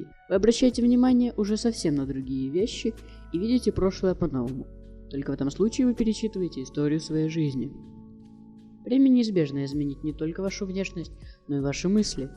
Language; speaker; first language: Russian; native; Russian